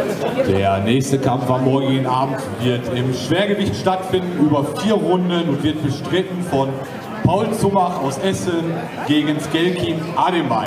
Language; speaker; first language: German; native; German